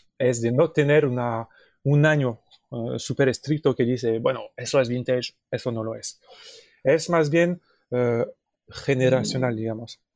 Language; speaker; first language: Spanish; non-native, fluent; French